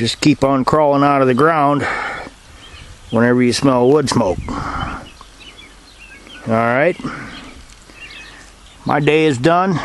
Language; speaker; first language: English; native; English